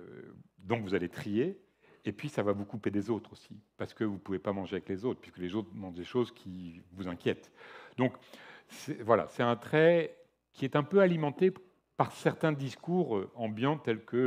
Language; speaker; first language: French; native; French